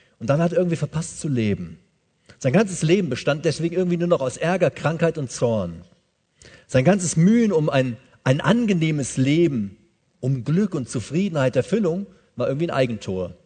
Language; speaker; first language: German; native; German